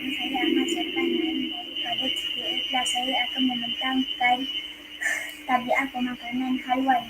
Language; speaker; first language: Malay; native; Malay